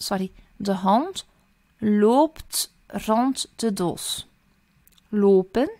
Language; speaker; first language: Dutch; early bilingual, other home language; Turkish